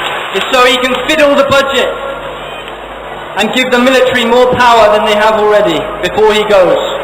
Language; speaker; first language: English; native; English